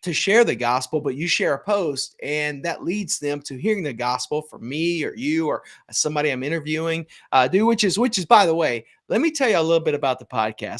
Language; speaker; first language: English; native; English